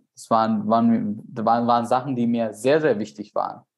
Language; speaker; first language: German; non-native, fluent; Arabic